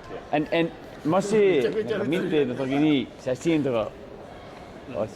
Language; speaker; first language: Japanese; non-native, learner; English